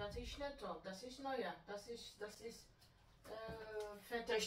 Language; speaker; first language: German; non-native, learner; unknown